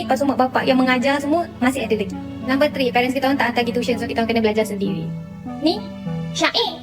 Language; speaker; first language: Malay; non-native, local second language; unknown